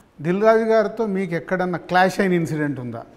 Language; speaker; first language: Telugu; native; Telugu